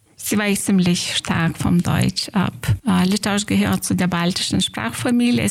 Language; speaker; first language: German; non-native, fluent; Lithuanian